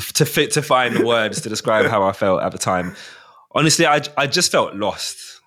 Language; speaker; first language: English; native; English